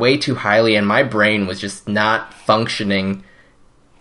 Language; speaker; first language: English; early bilingual, other home language; Cantonese